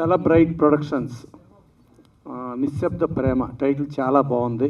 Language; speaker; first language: Telugu; native; Telugu